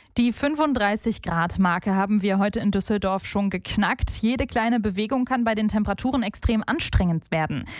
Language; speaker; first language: German; native; German